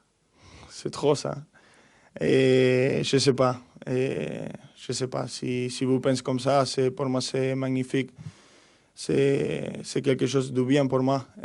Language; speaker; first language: French; non-native, fluent; Spanish